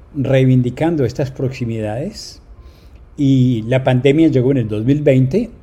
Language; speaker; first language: Spanish; native; Spanish